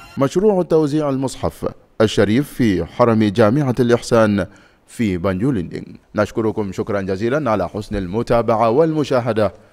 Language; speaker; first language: Arabic; non-native, fluent; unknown